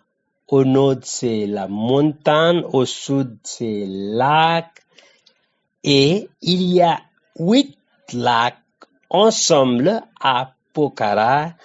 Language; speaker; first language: French; non-native, learner; Nepali